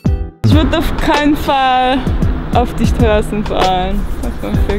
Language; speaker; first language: German; non-native, learner; English